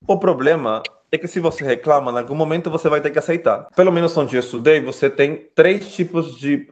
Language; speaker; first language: Portuguese; non-native, fluent; Spanish